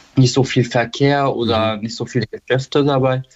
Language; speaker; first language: German; non-native, fluent; Arabic